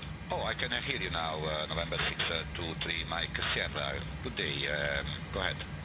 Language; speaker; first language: English; non-native, fluent; Italian